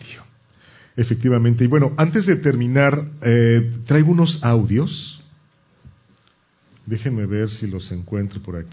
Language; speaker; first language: Spanish; native; Spanish